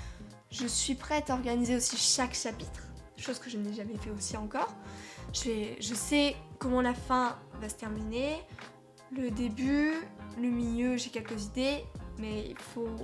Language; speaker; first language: French; native; French